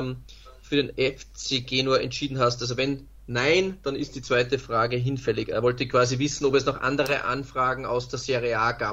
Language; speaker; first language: German; native; German